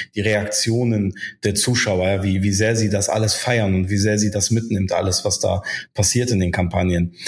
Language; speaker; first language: German; early bilingual, other home language; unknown